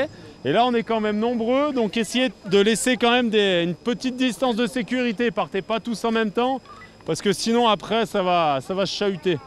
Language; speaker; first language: French; native; French